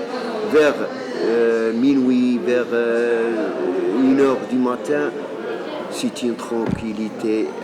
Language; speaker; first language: French; non-native, local second language; Arabic